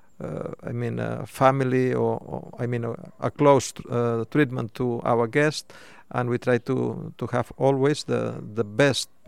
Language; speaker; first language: English; non-native, fluent; Spanish